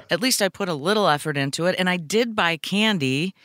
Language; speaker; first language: English; native; English